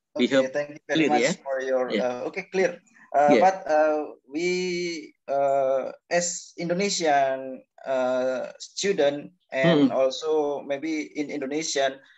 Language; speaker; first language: English; non-native, learner; Indonesian